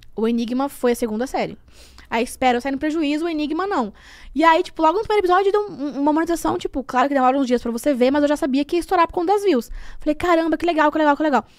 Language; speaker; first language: Portuguese; native; Portuguese